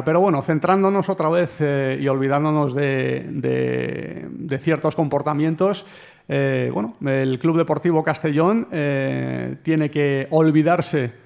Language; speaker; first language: Spanish; native; Spanish